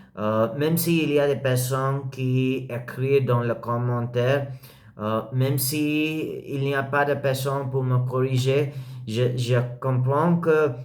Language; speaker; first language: French; non-native, learner; English